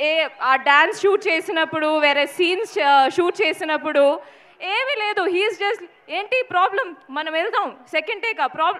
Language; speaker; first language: Telugu; non-native, fluent; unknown